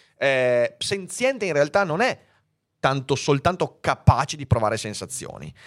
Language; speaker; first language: Italian; native; Italian